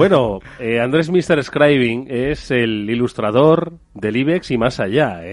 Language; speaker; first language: Spanish; native; Spanish